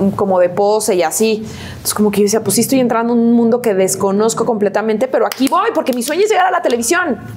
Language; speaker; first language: Spanish; native; Spanish